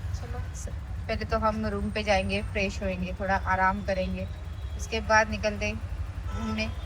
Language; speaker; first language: Hindi; non-native, local second language; Marathi